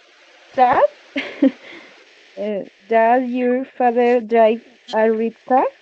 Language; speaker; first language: English; non-native, learner; Spanish